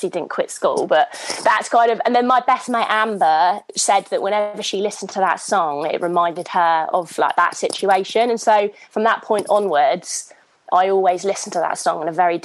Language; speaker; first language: English; native; English